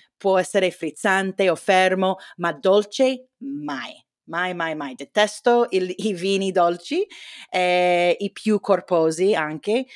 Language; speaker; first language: Italian; non-native, learner; English